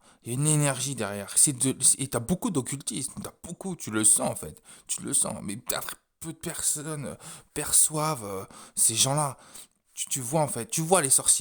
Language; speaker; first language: French; native; French